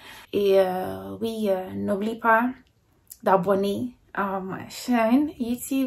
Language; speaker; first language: French; non-native, fluent; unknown